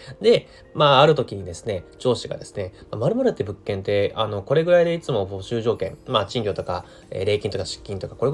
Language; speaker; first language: Japanese; native; Japanese